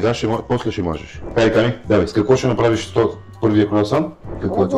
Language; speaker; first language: Bulgarian; native; Bulgarian